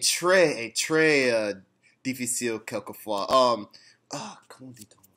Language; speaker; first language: French; non-native, learner; English